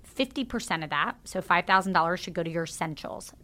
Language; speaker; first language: English; native; English